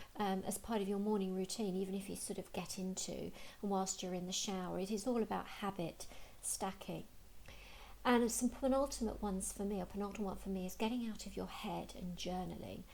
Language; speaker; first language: English; native; English